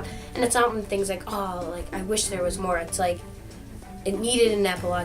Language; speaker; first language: English; native; English